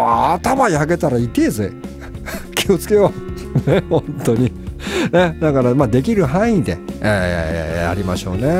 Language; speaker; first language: Japanese; native; Japanese